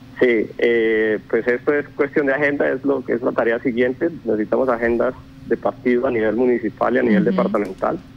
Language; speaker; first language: Spanish; native; Spanish